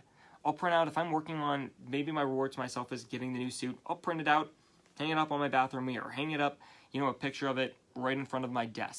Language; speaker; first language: English; native; English